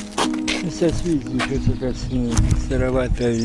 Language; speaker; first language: Russian; non-native, local second language; Ukrainian